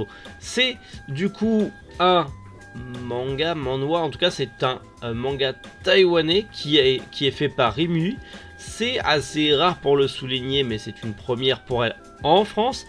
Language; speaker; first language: French; native; French